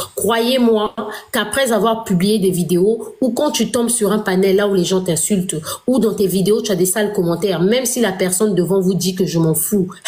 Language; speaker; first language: French; non-native, local second language; Lingala